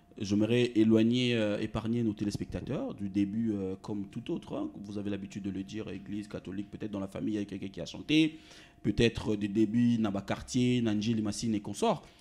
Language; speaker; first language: French; non-native, local second language; Lingala